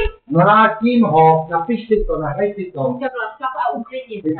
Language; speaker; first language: Czech; native; Czech